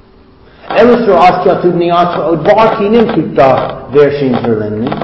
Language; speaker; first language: Hungarian; non-native, fluent; English